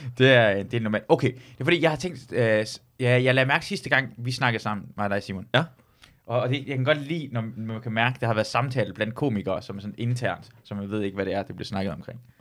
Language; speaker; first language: Danish; native; Danish